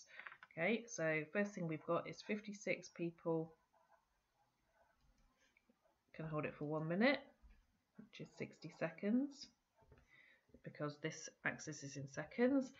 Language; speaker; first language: English; native; English